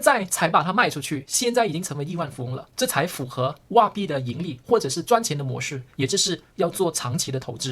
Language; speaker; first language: Chinese; early bilingual, heritage; Chinese